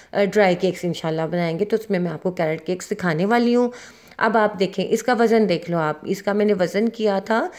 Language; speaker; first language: Urdu; native; Urdu